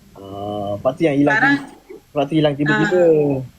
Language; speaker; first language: Malay; native; Malay